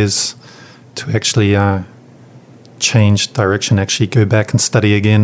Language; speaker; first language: English; native; English